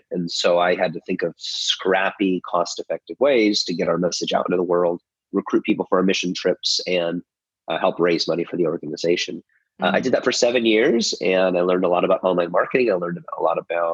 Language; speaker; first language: English; native; English